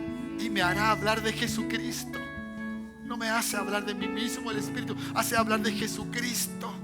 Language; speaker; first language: Spanish; native; Spanish